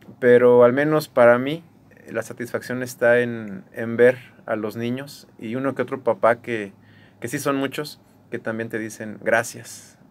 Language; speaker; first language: Spanish; native; Spanish